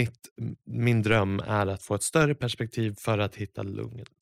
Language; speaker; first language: Swedish; native; Swedish